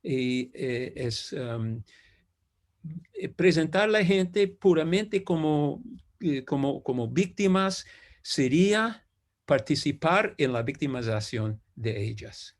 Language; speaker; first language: Spanish; non-native, fluent; English